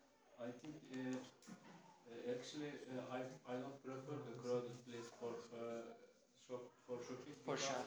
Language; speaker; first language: English; non-native, learner; Turkish